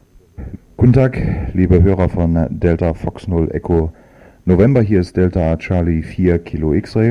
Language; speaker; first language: German; native; German